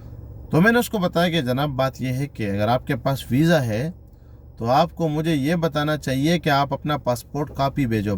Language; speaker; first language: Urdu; non-native, local second language; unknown